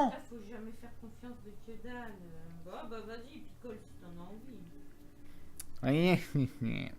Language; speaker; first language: French; native; French